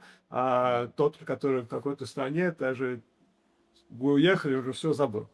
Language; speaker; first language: Russian; early bilingual, heritage; English